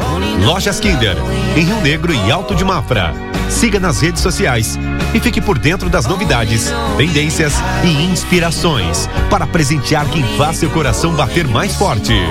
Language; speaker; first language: Portuguese; native; Portuguese